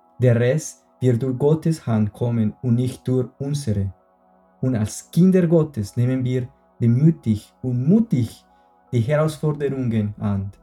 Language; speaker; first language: German; non-native, fluent; Spanish